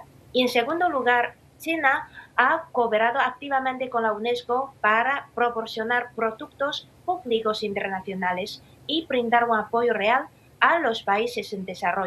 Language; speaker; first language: Spanish; non-native, fluent; Chinese